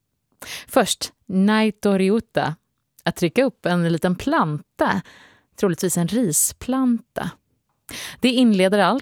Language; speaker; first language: Swedish; native; Swedish